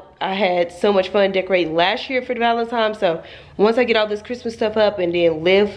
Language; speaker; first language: English; native; English